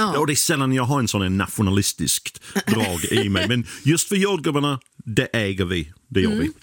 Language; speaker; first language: Swedish; non-native, fluent; English